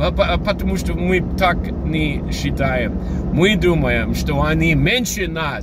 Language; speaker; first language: Russian; non-native, fluent; English